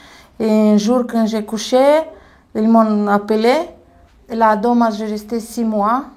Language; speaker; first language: French; non-native, learner; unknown